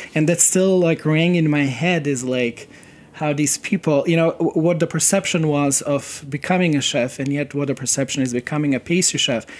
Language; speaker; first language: English; non-native, fluent; Serbian